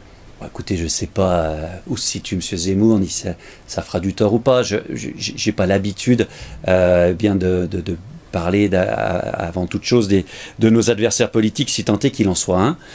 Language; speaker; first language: French; native; French